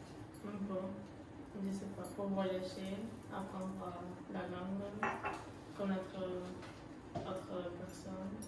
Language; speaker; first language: French; non-native, learner; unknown